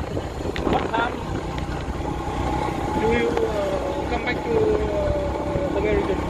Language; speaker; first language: English; non-native, learner; Vietnamese